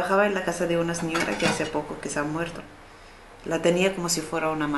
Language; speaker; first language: Spanish; non-native, fluent; Arabic